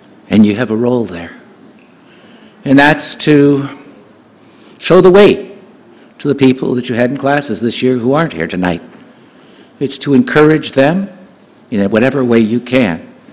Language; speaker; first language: English; native; English